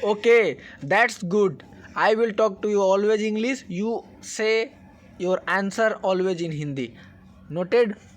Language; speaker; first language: English; non-native, learner; Hindi